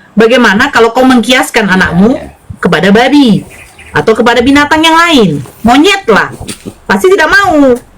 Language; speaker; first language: Indonesian; native; Indonesian